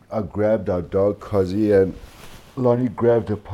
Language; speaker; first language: English; native; English